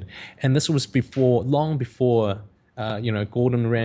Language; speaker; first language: English; native; English